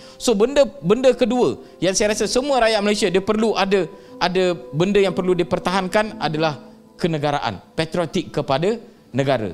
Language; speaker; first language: Malay; non-native, local second language; Tamil